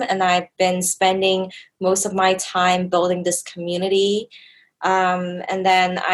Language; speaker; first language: English; native; English